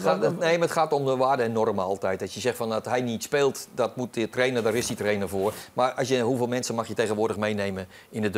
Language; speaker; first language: Dutch; native; Dutch